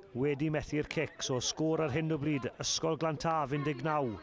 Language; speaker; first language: Welsh; native; Welsh